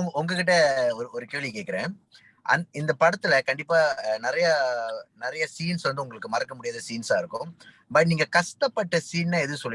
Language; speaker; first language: Tamil; native; Tamil